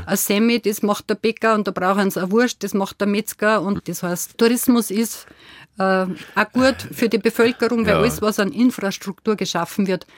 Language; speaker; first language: German; native; German